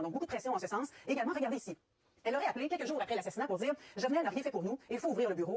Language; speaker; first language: French; native; French